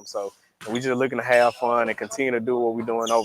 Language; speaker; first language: English; native; English